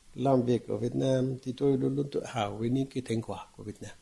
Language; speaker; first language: Vietnamese; non-native, fluent; Arabic